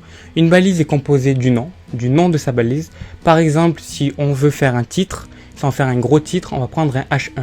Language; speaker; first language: French; native; French